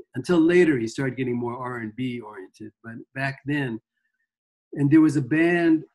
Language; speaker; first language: English; native; English